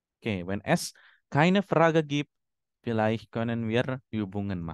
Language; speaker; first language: German; non-native, fluent; Indonesian